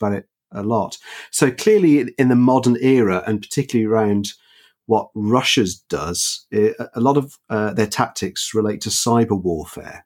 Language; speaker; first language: English; native; English